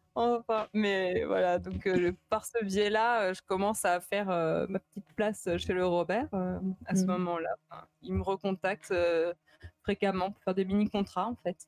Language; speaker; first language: French; native; French